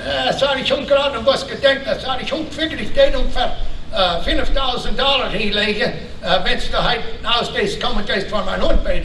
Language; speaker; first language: German; early bilingual, heritage; German